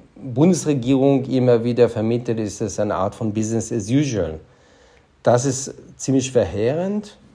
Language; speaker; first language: German; non-native, fluent; Hebrew